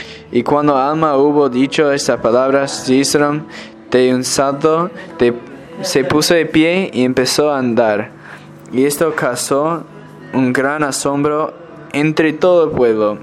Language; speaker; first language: Spanish; non-native, learner; English